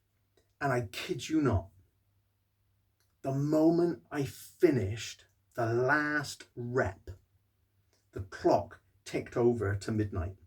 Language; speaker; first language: English; native; English